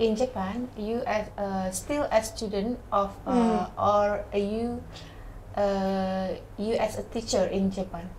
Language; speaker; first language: English; non-native, learner; Indonesian